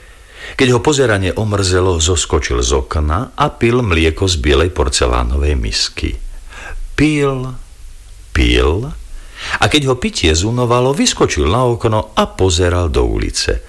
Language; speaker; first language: Slovak; native; Slovak